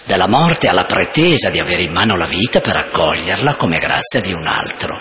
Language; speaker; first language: Italian; native; Italian